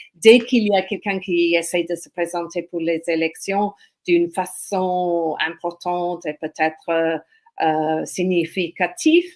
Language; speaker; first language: French; non-native, fluent; English